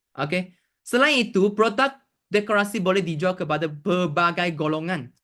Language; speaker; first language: Malay; non-native, local second language; Chinese